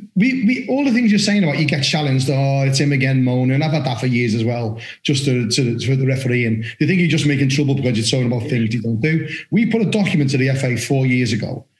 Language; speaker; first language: English; native; English